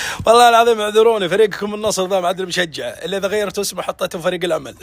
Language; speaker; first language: Arabic; native; Arabic